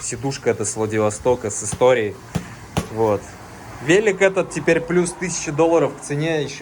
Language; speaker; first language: Russian; native; Russian